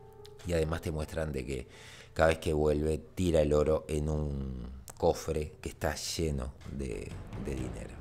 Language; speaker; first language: Spanish; native; Spanish